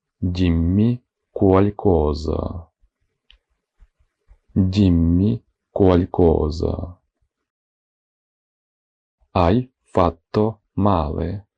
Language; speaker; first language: Italian; non-native, fluent; Ukrainian